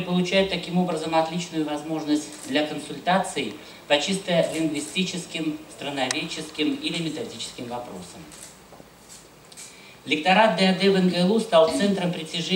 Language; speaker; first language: Russian; native; Russian